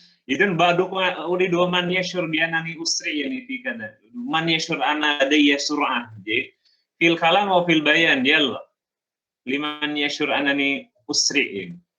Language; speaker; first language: Arabic; non-native, fluent; Indonesian